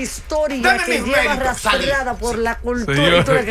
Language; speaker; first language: Spanish; native; Spanish